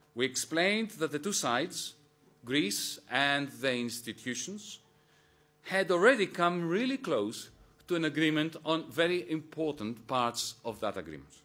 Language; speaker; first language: English; non-native, fluent; Greek